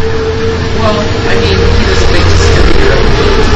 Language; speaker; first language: English; native; English